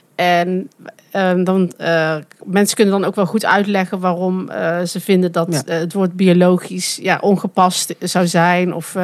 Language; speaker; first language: Dutch; native; Dutch